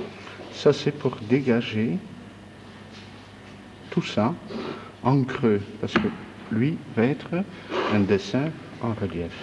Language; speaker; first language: French; non-native, fluent; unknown